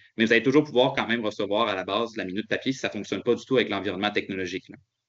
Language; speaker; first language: French; native; French